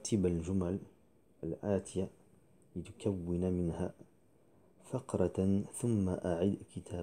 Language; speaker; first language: Arabic; non-native, fluent; French